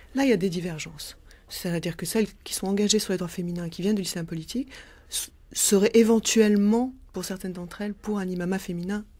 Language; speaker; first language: French; native; French